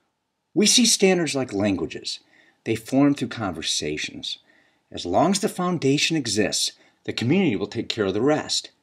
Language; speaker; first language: English; native; English